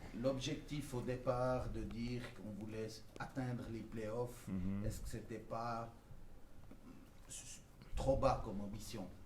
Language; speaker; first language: French; native; French